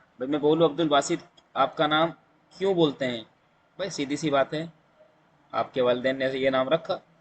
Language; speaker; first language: Urdu; native; Urdu